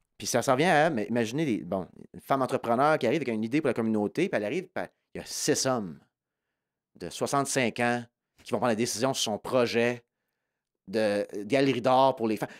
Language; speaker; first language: French; native; French